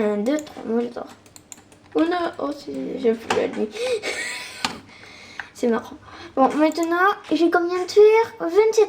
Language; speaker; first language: French; native; French